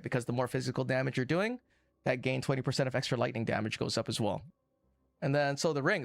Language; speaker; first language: English; native; English